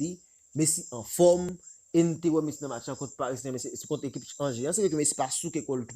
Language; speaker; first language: French; non-native, local second language; Haitian Creole